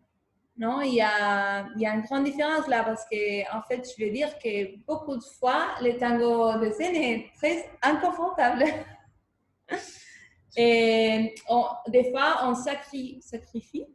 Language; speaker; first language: French; non-native, fluent; Spanish